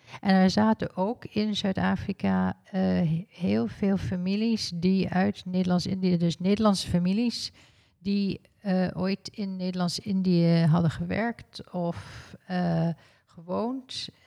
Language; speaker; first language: Dutch; early bilingual, heritage; Dutch